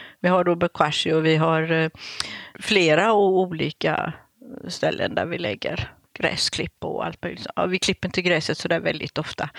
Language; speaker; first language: Swedish; native; Swedish